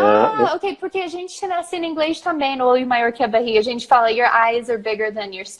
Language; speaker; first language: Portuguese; non-native, fluent; English